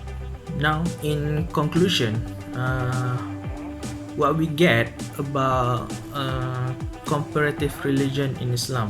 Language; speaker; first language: English; non-native, learner; Malay